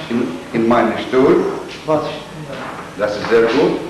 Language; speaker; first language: German; non-native, learner; Russian